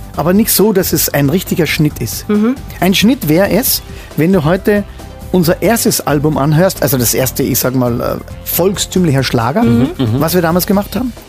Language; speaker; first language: German; native; German